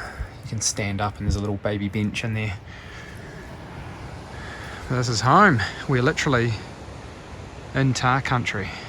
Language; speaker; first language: English; native; English